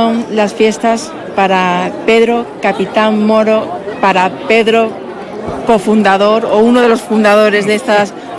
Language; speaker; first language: Spanish; native; Spanish